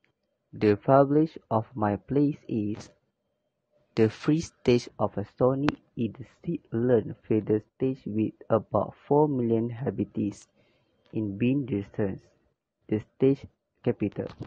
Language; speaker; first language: English; non-native, learner; Malay